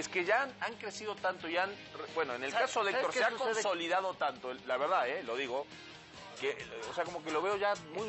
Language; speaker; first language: Spanish; native; Spanish